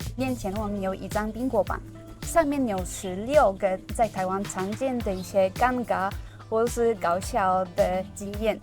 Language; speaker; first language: Chinese; non-native, learner; Polish